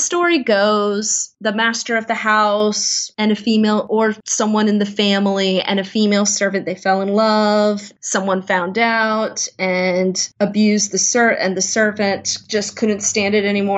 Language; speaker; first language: English; native; English